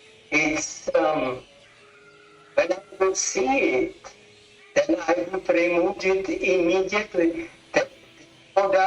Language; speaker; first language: English; non-native, learner; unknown